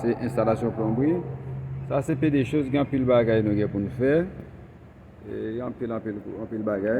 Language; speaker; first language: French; non-native, local second language; Haitian Creole